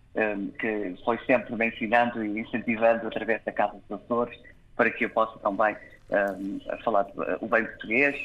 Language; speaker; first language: Portuguese; early bilingual, heritage; English